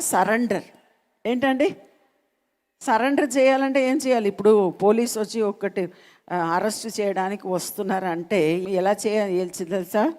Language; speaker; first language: Telugu; non-native, local second language; Malayalam